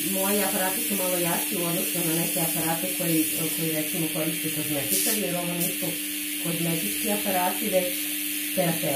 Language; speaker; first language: Serbian; native; Serbian